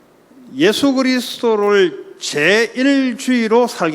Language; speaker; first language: Korean; native; Korean